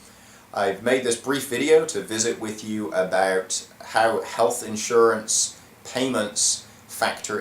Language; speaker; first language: English; native; English